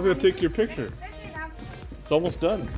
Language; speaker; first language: English; native; English